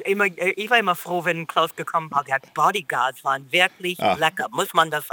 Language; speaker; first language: German; non-native, fluent; English